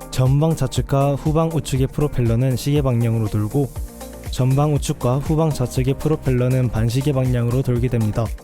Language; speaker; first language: Korean; native; Korean